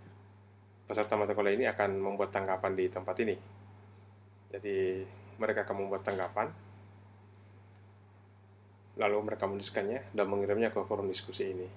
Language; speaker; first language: Indonesian; native; Indonesian